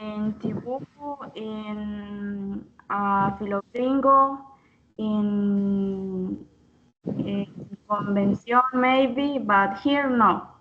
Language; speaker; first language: English; non-native, learner; Spanish